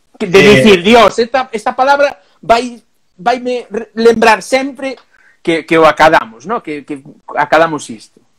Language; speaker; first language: Galician; non-native, local second language; Spanish